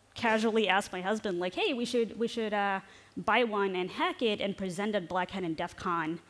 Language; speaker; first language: English; non-native, fluent; Norwegian